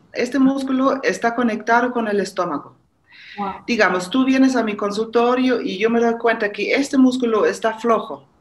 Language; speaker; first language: Spanish; non-native, fluent; German